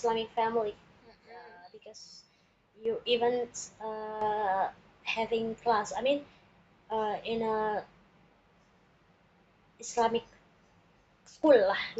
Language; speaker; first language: English; non-native, learner; Indonesian